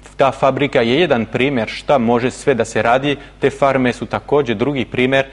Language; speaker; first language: Serbian; non-native, fluent; French